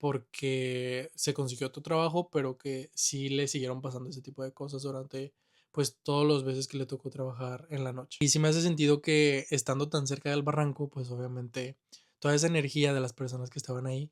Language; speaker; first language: Spanish; native; Spanish